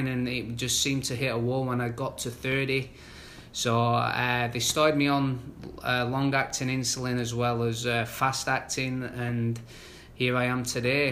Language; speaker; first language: English; native; English